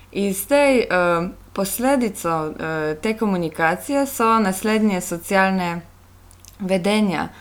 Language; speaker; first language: Slovenian; non-native, fluent; Polish